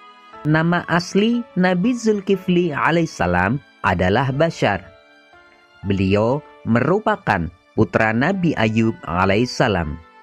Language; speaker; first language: Indonesian; native; Indonesian